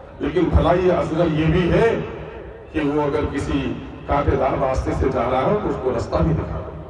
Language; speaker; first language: Urdu; non-native, local second language; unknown